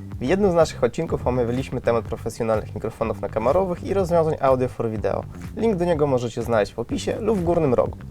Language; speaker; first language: Polish; native; Polish